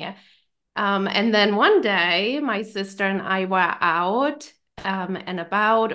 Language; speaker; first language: English; non-native, fluent; German